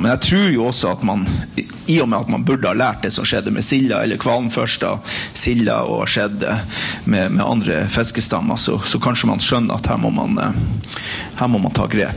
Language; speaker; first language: Norwegian; native; Norwegian